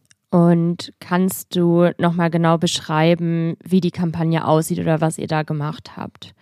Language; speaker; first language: German; native; German